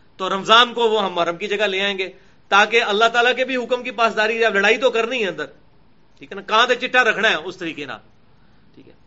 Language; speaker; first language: Urdu; non-native, local second language; Punjabi